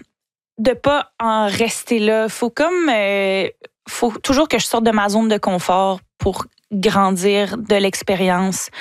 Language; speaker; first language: French; native; French